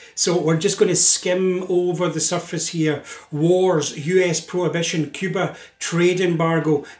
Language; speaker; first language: English; native; English